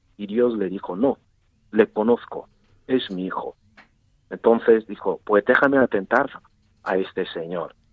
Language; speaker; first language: Spanish; non-native, fluent; Igbo